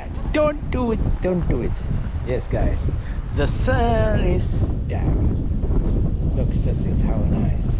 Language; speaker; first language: English; non-native, learner; Amharic